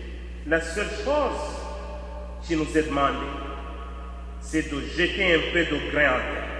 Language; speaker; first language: French; native; French